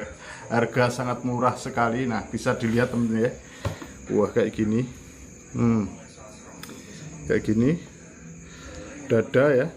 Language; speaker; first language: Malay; non-native, local second language; Javanese